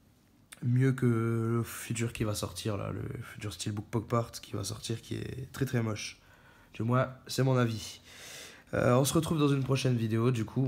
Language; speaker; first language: French; native; French